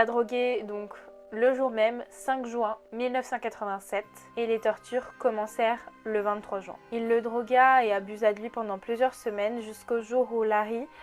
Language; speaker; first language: French; native; French